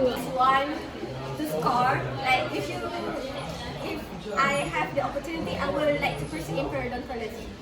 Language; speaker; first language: English; non-native, local second language; Malay